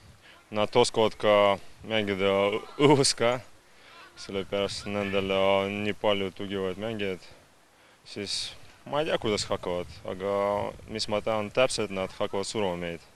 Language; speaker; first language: Estonian; non-native, local second language; Russian